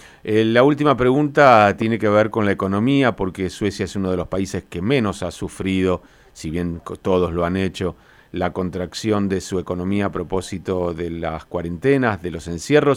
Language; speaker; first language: Spanish; native; Spanish